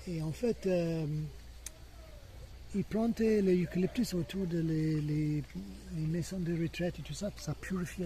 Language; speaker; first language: French; non-native, fluent; English